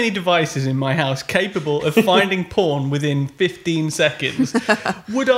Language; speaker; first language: English; native; English